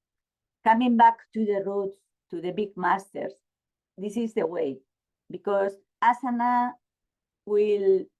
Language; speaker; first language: English; non-native, learner; Spanish